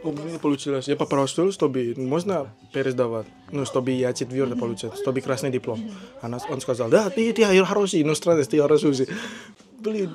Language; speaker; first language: Russian; non-native, learner; Indonesian